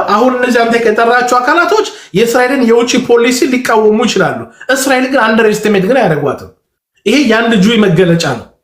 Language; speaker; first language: Amharic; native; Amharic